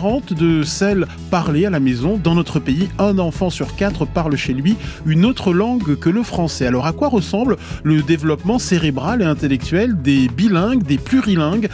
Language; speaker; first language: French; native; French